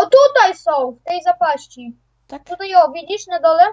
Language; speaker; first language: Polish; native; Polish